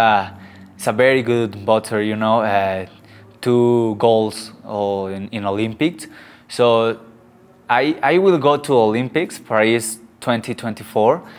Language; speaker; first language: English; non-native, learner; Spanish